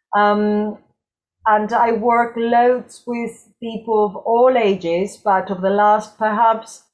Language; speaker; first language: English; non-native, fluent; Spanish